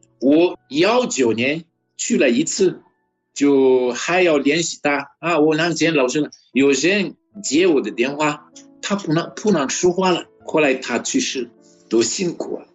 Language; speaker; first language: Chinese; non-native, fluent; Malagasy